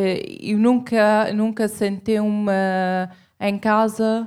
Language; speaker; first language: Portuguese; non-native, fluent; Arabic